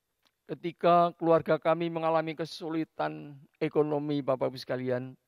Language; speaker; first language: Indonesian; native; Indonesian